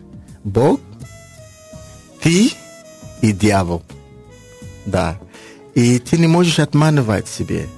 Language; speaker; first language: Russian; non-native, learner; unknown